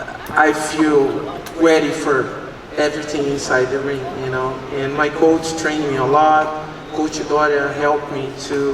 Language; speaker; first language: English; non-native, learner; Portuguese